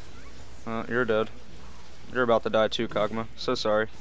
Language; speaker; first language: English; native; English